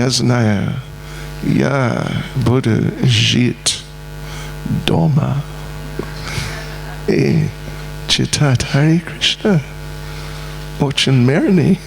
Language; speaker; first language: Russian; non-native, learner; English